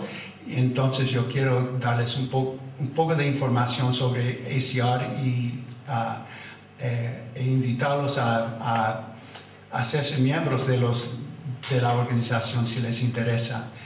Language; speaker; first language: Spanish; non-native, fluent; English